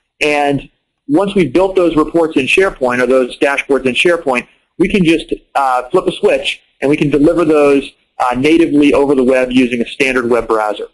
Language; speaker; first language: English; native; English